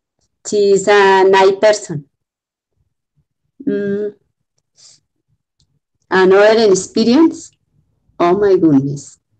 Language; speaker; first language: English; non-native, learner; Spanish